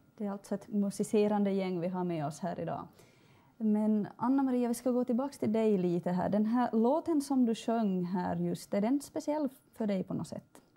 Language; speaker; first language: Swedish; native; Swedish